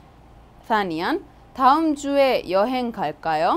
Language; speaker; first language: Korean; non-native, fluent; Arabic